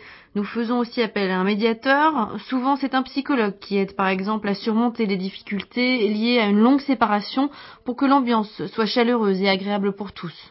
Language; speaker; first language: French; native; French